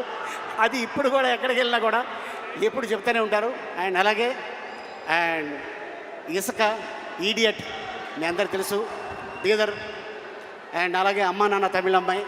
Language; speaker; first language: Telugu; native; Telugu